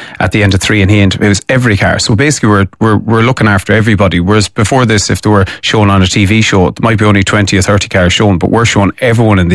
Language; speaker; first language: English; native; English